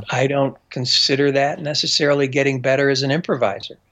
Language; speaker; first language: English; native; English